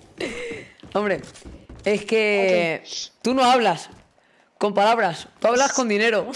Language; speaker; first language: Spanish; native; Spanish